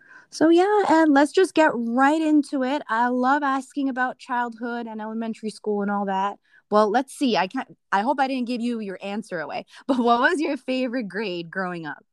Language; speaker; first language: English; early bilingual, other home language; Spanish